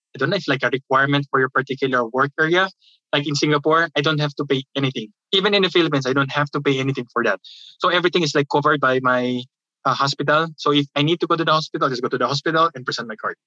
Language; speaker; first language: English; non-native, local second language; Filipino